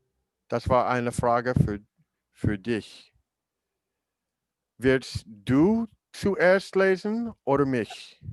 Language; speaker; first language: German; non-native, learner; English